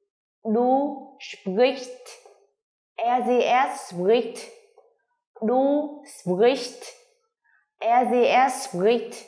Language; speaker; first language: German; non-native, fluent; Vietnamese